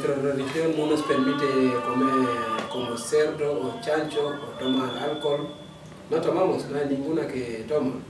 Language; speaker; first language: Spanish; non-native, local second language; Wolof